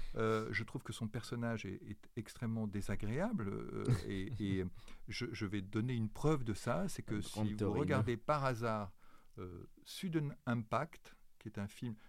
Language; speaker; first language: French; native; French